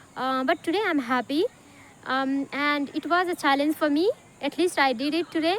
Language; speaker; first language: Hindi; non-native, local second language; Bhojpuri